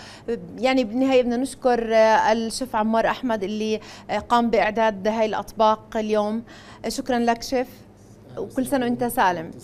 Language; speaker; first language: Arabic; native; Arabic